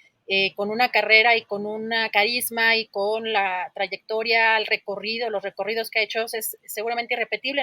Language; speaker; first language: Spanish; native; Spanish